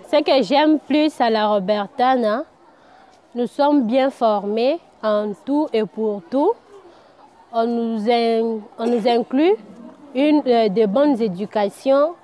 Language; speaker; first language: French; non-native, local second language; Luba-Lulua